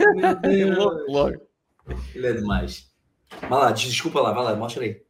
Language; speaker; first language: Portuguese; native; Portuguese